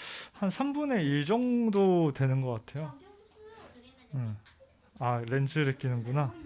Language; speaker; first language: Korean; native; Korean